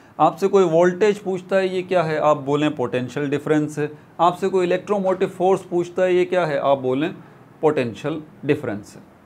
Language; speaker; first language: Urdu; native; Urdu